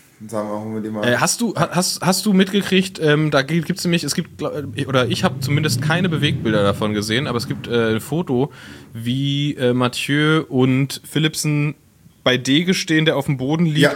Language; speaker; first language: German; native; German